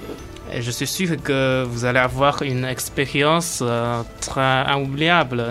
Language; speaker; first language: French; non-native, learner; Chinese